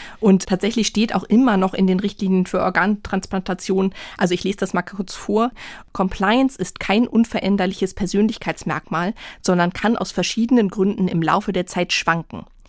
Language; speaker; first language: German; native; German